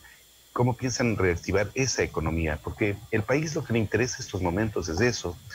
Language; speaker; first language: Spanish; native; Spanish